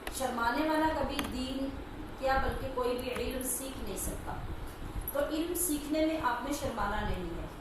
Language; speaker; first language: Urdu; native; Urdu